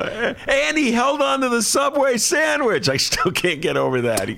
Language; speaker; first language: English; native; English